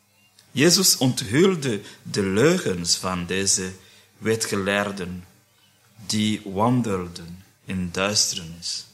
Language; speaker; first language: Dutch; non-native, fluent; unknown